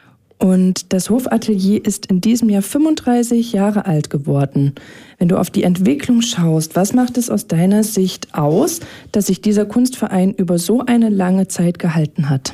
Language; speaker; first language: German; native; German